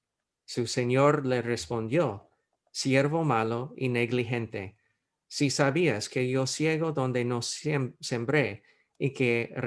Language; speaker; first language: Spanish; non-native, fluent; English